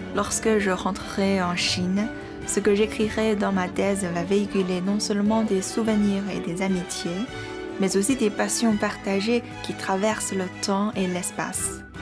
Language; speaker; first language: French; non-native, fluent; Chinese